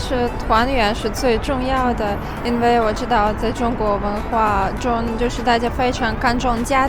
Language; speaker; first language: Chinese; non-native, fluent; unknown